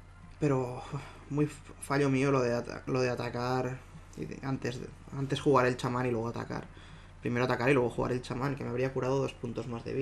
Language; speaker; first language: Spanish; native; Spanish